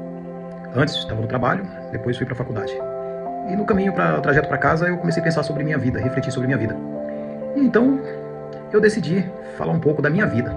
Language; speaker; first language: Portuguese; native; Portuguese